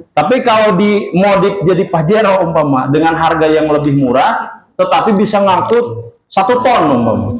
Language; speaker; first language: Indonesian; non-native, local second language; Sundanese